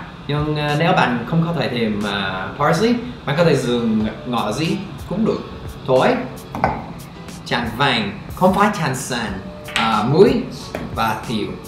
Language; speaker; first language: Vietnamese; non-native, fluent; English